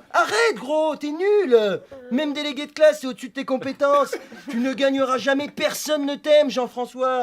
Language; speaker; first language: French; native; French